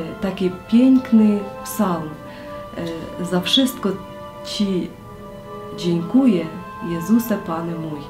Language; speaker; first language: Polish; non-native, learner; Ukrainian